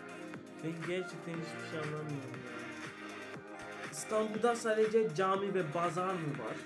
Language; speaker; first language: Turkish; non-native, learner; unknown